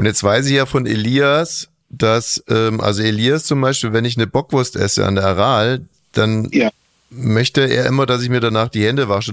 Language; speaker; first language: German; native; German